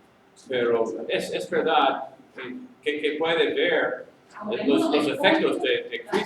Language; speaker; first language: Spanish; non-native, learner; English